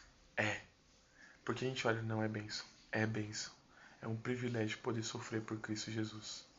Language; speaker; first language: Portuguese; native; Portuguese